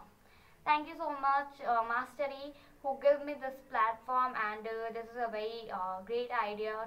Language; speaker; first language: English; non-native, learner; Hindi